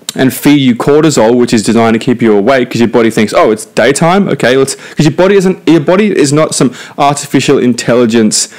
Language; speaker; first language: English; native; English